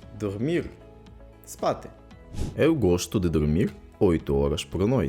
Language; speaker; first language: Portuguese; non-native, fluent; Ukrainian